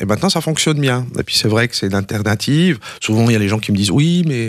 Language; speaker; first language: French; native; French